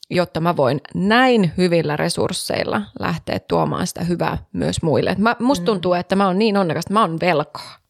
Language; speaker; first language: Finnish; early bilingual, heritage; Finnish